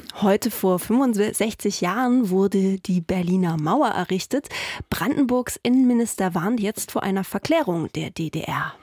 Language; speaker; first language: German; native; German